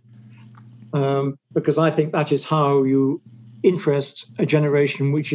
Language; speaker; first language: English; native; English